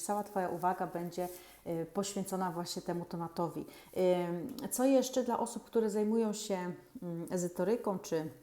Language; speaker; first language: Polish; native; Polish